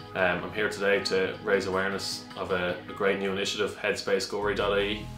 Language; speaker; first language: English; native; English